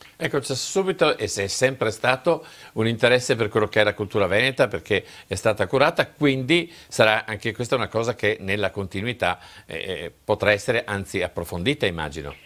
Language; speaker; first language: Italian; native; Italian